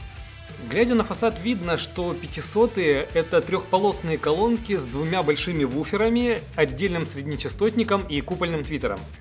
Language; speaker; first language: Russian; native; Russian